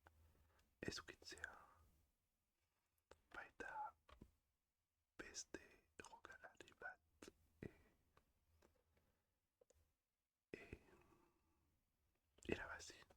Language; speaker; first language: Basque; non-native, learner; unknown